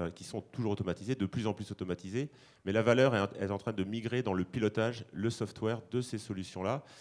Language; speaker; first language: French; native; French